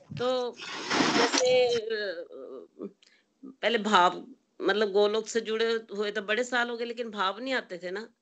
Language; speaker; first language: Hindi; native; Hindi